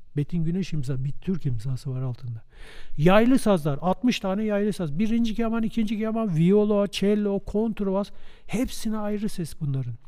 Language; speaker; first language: Turkish; native; Turkish